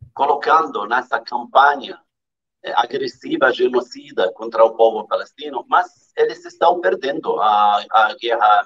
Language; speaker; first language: Portuguese; non-native, fluent; Arabic